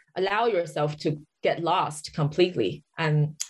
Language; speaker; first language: English; non-native, fluent; Chinese